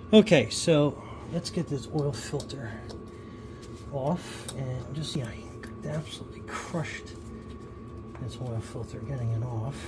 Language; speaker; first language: English; native; English